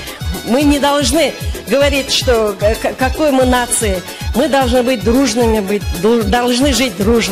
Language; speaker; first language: Russian; non-native, local second language; Kyrgyz